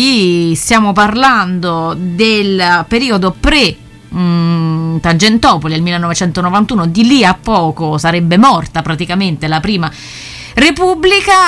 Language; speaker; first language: Italian; native; Italian